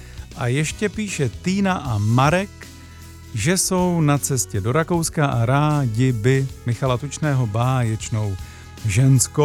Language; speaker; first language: Czech; native; Czech